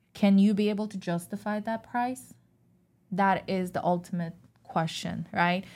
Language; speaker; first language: English; non-native, fluent; Chinese